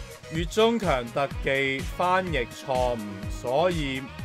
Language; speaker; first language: Cantonese; early bilingual, heritage; Cantonese